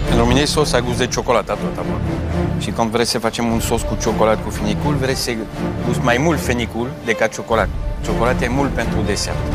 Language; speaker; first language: Romanian; non-native, fluent; French